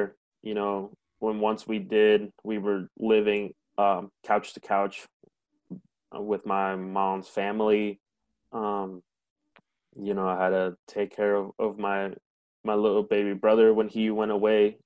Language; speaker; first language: English; early bilingual, other home language; Spanish